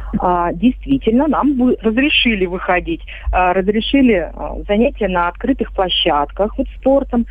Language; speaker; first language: Russian; native; Russian